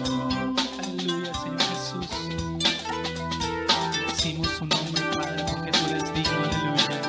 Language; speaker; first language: Spanish; native; Spanish